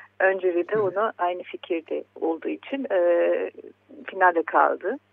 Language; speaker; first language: Turkish; non-native, fluent; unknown